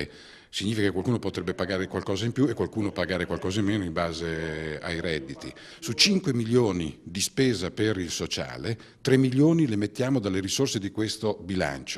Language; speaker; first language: Italian; native; Italian